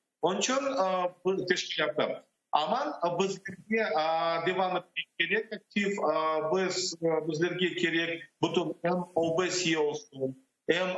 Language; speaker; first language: Turkish; non-native, learner; Crimean Tatar